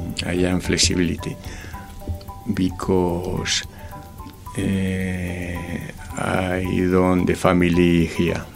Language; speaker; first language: English; non-native, learner; Spanish